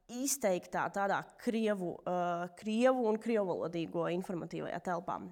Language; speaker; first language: Latvian; non-native, local second language; Russian